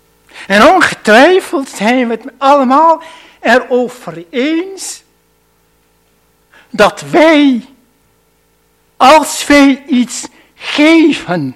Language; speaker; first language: Dutch; non-native, fluent; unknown